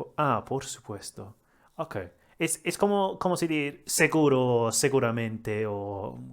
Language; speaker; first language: Spanish; non-native, learner; English